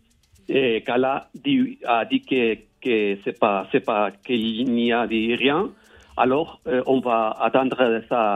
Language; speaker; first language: French; non-native, learner; Spanish